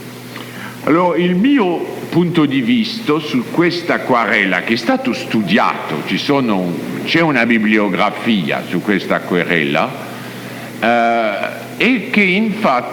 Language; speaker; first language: Italian; non-native, fluent; French